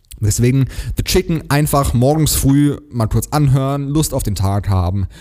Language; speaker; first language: German; native; German